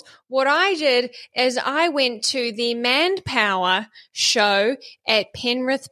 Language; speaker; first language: English; native; English